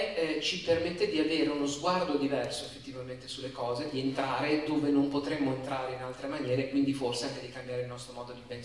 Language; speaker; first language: Italian; native; Italian